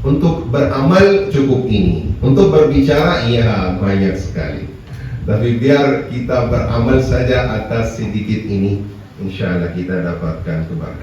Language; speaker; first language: Indonesian; non-native, fluent; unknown